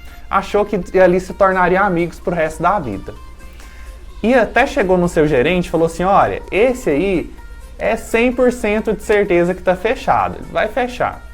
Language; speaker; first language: Portuguese; native; Portuguese